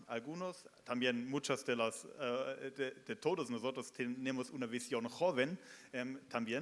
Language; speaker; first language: Spanish; non-native, fluent; German